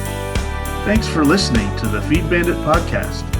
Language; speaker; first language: English; native; English